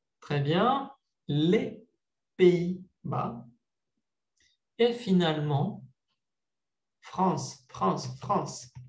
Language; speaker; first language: French; non-native, fluent; Spanish